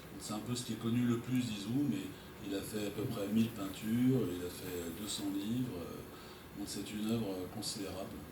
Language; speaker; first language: French; native; French